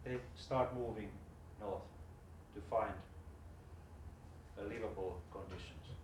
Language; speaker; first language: English; non-native, fluent; Finnish